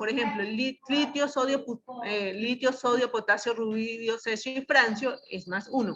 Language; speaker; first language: Spanish; native; Spanish